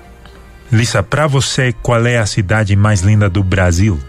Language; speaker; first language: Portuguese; non-native, fluent; Spanish